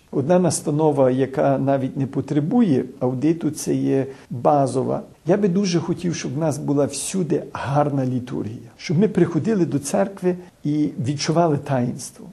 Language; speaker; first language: Ukrainian; early bilingual, heritage; Ukrainian